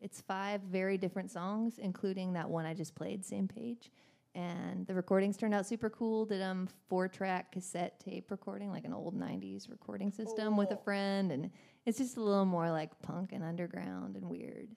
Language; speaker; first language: English; native; English